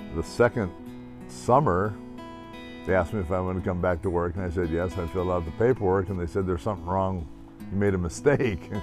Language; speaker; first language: English; native; English